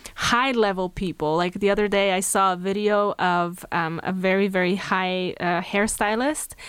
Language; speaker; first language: English; non-native, fluent; Slovenian